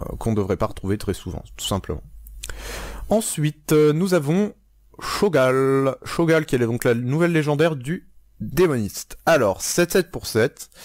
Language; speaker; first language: French; native; French